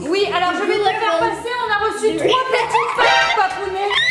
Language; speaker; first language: French; native; French